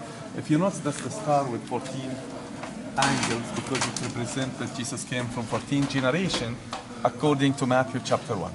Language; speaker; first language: English; non-native, fluent; Arabic